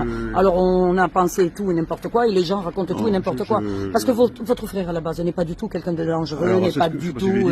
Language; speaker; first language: French; native; French